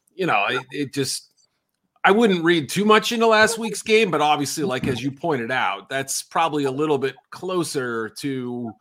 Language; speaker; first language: English; native; English